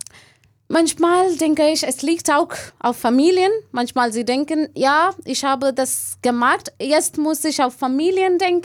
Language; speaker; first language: German; non-native, learner; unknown